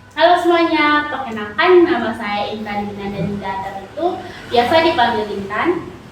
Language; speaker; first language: Indonesian; native; Indonesian